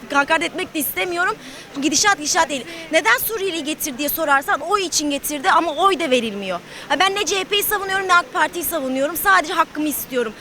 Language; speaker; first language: Turkish; native; Turkish